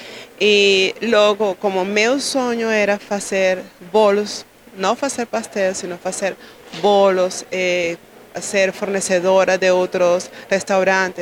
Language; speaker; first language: Portuguese; non-native, learner; Spanish